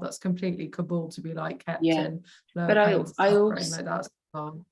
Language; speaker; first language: English; native; English